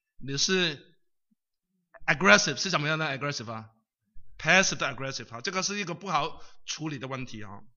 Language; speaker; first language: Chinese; non-native, local second language; Cantonese